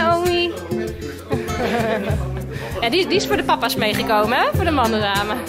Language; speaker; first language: Dutch; native; Dutch